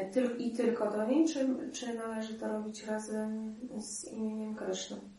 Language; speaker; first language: Polish; native; Polish